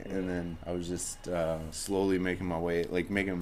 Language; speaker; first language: English; native; English